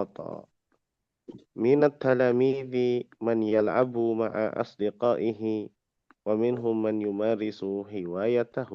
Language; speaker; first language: Arabic; non-native, fluent; Indonesian